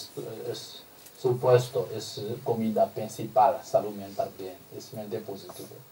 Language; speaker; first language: Spanish; non-native, learner; Tibetan